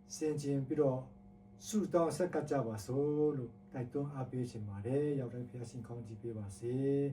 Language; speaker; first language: Burmese; non-native, local second language; Tedim Chin